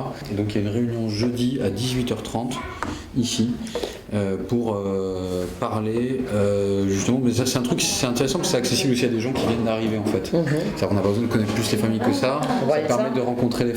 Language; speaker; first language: French; native; French